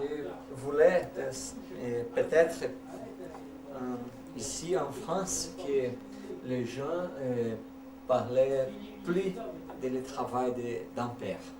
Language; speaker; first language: French; non-native, learner; Portuguese